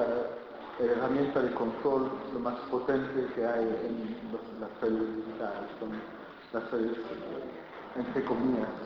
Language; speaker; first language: Spanish; non-native, fluent; French